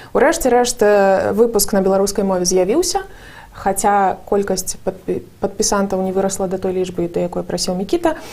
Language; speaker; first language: Belarusian; non-native, local second language; Russian